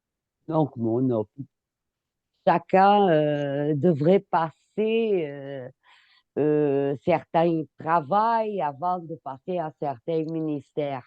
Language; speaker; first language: French; non-native, fluent; Portuguese